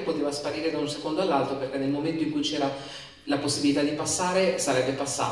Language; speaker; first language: Italian; native; Italian